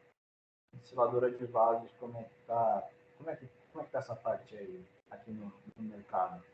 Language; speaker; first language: Portuguese; native; Portuguese